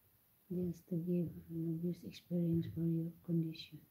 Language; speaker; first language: English; non-native, local second language; Cebuano